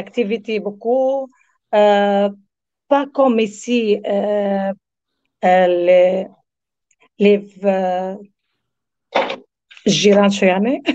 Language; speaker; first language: French; non-native, learner; Arabic